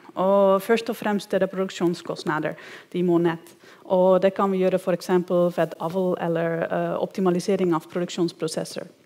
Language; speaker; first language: Norwegian; non-native, fluent; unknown